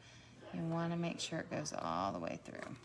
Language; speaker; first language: English; native; English